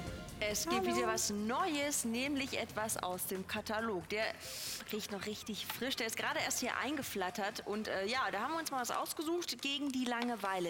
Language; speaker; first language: German; native; German